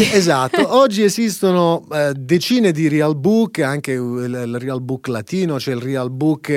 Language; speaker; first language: Italian; native; Italian